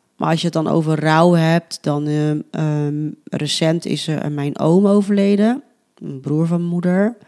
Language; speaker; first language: Dutch; early bilingual, other home language; Spanish